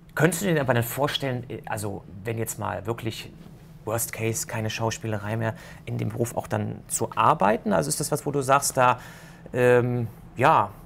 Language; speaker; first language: German; native; German